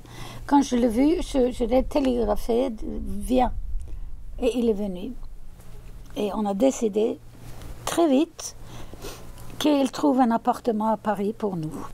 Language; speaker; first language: French; non-native, fluent; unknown